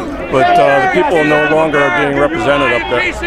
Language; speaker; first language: English; native; English